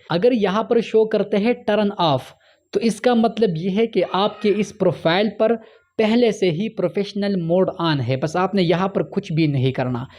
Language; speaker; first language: Urdu; non-native, local second language; Punjabi